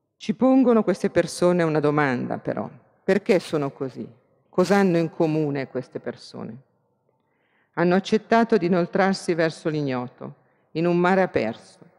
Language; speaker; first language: Italian; native; Italian